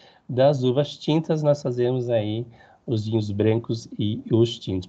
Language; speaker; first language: Portuguese; native; Portuguese